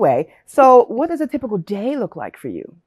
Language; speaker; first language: English; native; English